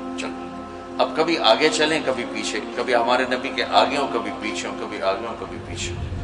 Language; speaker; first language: Urdu; non-native, local second language; Punjabi